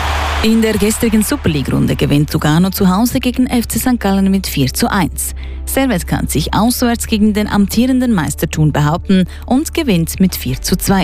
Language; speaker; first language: German; native; German